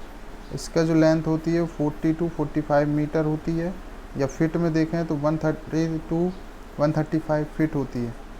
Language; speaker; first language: Hindi; native; Hindi